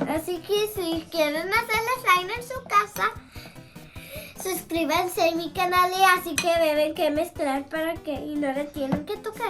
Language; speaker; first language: Spanish; native; Spanish